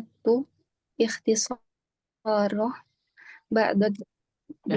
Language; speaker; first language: Arabic; non-native, learner; Indonesian